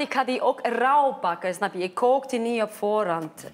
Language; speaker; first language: Dutch; non-native, fluent; Icelandic